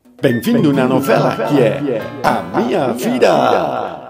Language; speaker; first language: Portuguese; non-native, learner; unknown